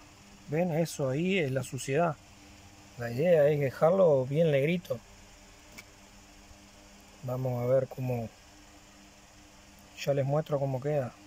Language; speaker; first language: Spanish; native; Spanish